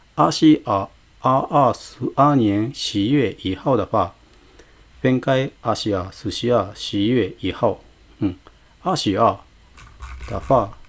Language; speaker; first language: Chinese; non-native, fluent; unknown